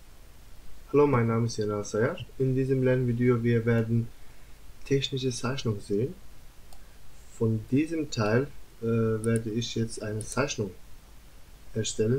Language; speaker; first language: German; non-native, learner; Turkish